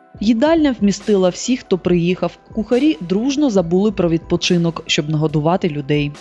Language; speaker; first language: Ukrainian; native; Ukrainian